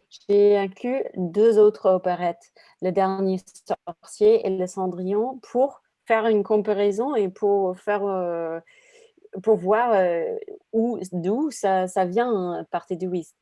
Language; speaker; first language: French; non-native, fluent; English